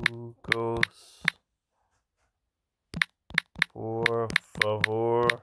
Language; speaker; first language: Spanish; non-native, learner; English